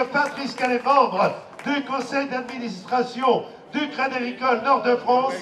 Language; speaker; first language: French; native; French